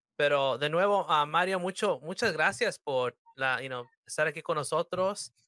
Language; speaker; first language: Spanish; early bilingual, heritage; Spanish